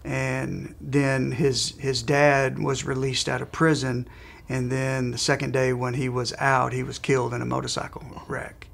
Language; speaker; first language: English; native; English